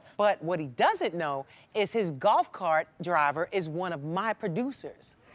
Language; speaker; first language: English; native; English